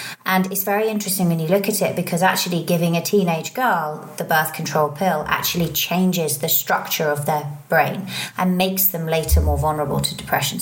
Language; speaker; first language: English; native; English